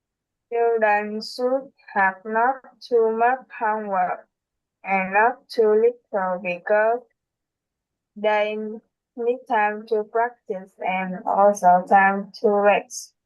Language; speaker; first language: English; non-native, learner; Vietnamese